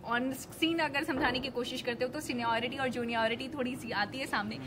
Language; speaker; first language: Hindi; native; Hindi